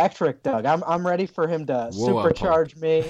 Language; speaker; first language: English; native; English